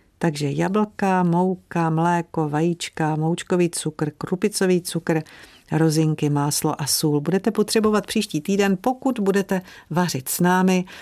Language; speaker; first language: Czech; native; Czech